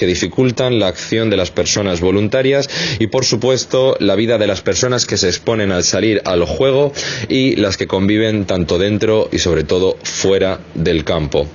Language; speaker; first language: Spanish; native; Spanish